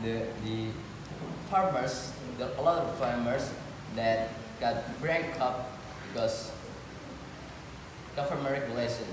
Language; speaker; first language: English; non-native, learner; Indonesian